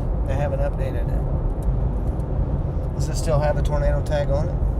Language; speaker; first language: English; native; English